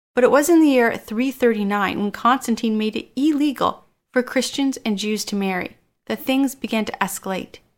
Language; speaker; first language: English; native; English